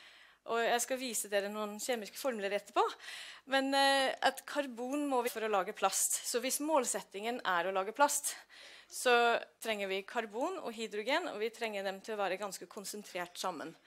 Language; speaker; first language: Norwegian; non-native, fluent; English